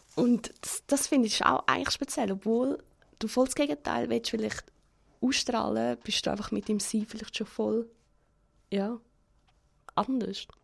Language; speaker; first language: German; early bilingual, other home language; Spanish